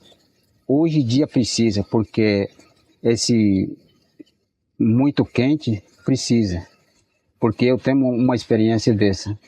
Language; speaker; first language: Portuguese; non-native, local second language; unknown